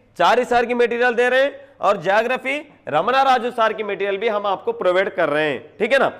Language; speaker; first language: Hindi; non-native, local second language; Telugu